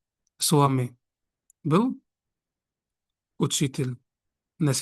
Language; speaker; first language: Russian; non-native, fluent; Arabic